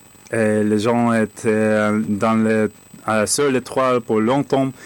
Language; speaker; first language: French; non-native, learner; English